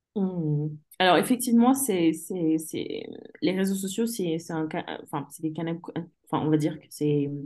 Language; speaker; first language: French; early bilingual, other home language; English